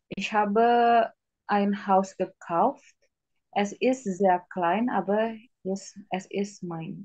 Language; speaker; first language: German; non-native, fluent; Indonesian